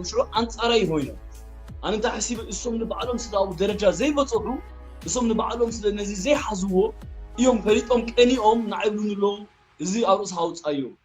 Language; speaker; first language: Tigrinya; early bilingual, heritage; Tigrinya